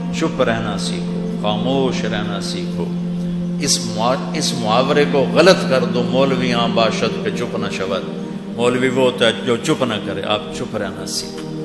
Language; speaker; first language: Urdu; non-native, local second language; Punjabi